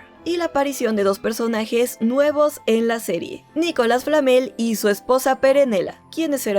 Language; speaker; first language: Spanish; native; Spanish